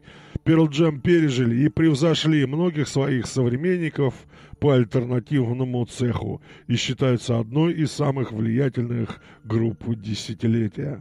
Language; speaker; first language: Russian; native; Russian